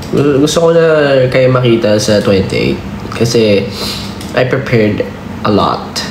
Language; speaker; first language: Filipino; native; Filipino